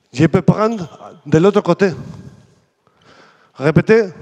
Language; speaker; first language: French; non-native, fluent; Spanish